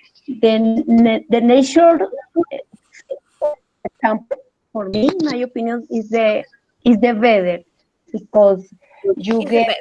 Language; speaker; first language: English; non-native, learner; Spanish